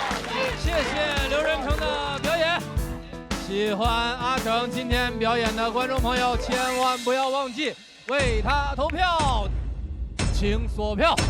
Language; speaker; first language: Chinese; native; Chinese